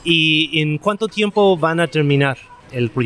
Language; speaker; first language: Spanish; non-native, learner; English